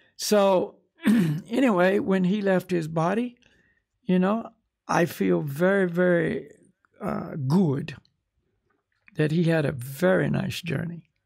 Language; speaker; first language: English; native; English